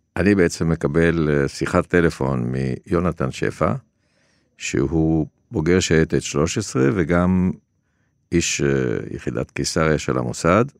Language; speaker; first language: Hebrew; native; Hebrew